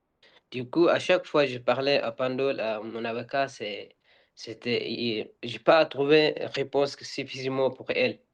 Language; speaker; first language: French; non-native, learner; Arabic